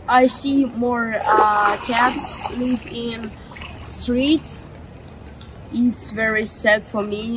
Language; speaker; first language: English; non-native, learner; Russian